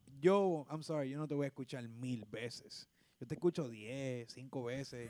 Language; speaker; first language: Spanish; early bilingual, heritage; Spanish